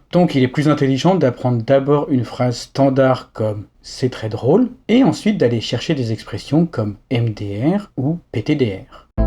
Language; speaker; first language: French; native; French